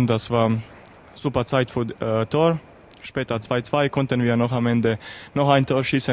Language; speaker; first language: German; non-native, learner; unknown